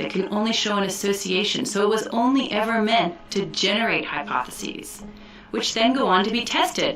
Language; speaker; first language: English; native; English